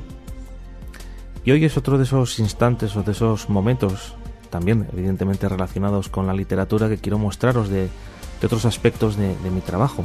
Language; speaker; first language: Spanish; native; Spanish